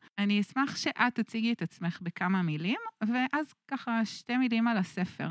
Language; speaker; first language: Hebrew; native; Hebrew